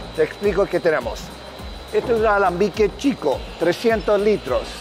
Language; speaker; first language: Spanish; non-native, fluent; English